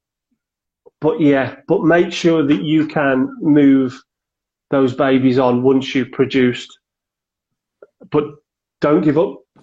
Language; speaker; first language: English; native; English